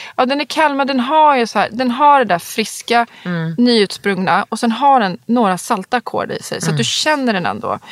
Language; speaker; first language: Swedish; native; Swedish